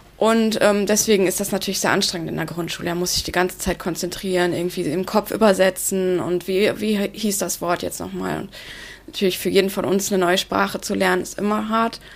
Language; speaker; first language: German; early bilingual, other home language; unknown